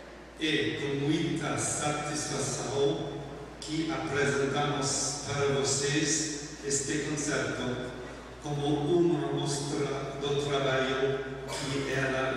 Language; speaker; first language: Portuguese; non-native, learner; English